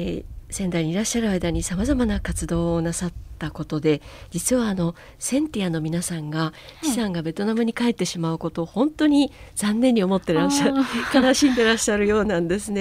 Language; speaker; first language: Japanese; native; Japanese